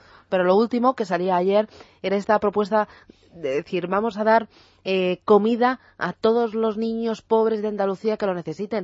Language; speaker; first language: Spanish; native; Spanish